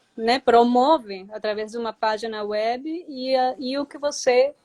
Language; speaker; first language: Portuguese; non-native, fluent; Spanish